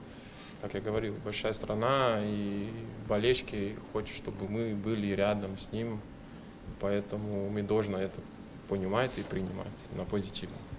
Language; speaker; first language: Russian; non-native, fluent; Portuguese